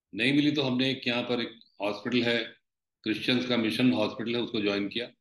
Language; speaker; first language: Hindi; native; Hindi